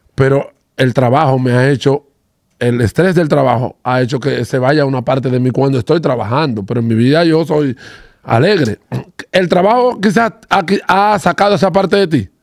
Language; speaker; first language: Spanish; native; Spanish